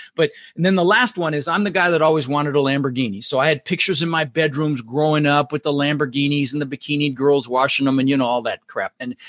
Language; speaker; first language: English; early bilingual, other home language; Dutch